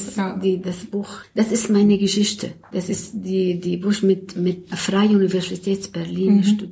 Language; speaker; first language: German; non-native, learner; Arabic